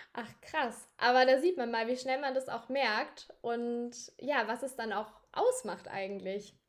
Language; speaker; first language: German; native; German